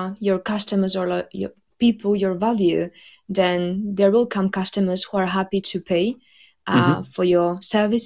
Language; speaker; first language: English; non-native, fluent; Slovak